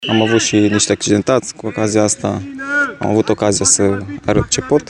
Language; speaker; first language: Romanian; early bilingual, heritage; Romanian